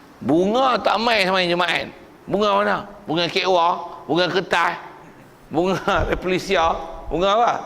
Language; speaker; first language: Malay; native; Malay